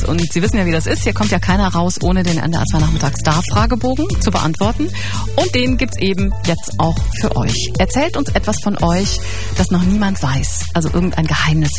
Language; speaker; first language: German; native; German